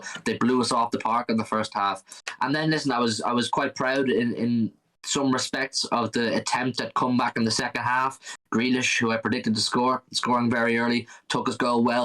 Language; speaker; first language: English; native; English